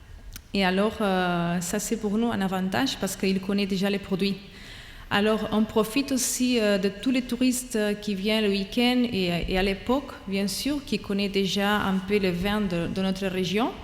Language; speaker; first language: French; non-native, fluent; Catalan